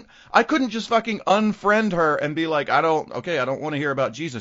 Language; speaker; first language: English; native; English